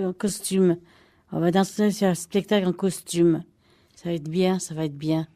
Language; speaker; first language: French; native; French